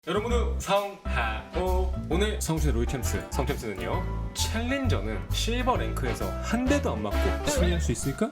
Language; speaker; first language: Korean; native; Korean